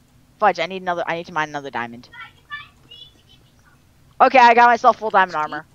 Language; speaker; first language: English; native; English